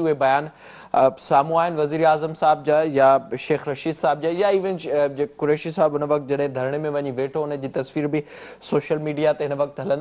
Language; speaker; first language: Sindhi; native; Sindhi